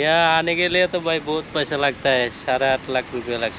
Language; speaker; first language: Hindi; non-native, learner; Bangla